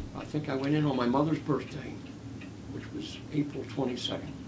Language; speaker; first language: English; native; English